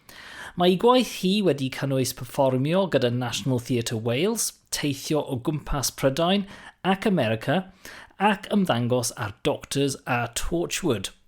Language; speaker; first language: Welsh; non-native, fluent; English